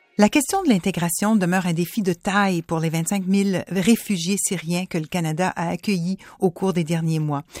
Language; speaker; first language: French; native; French